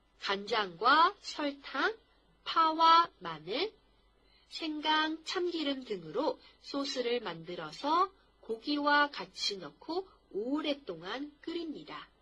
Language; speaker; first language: Korean; non-native, fluent; Chinese